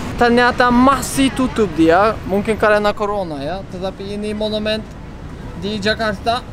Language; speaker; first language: Indonesian; non-native, fluent; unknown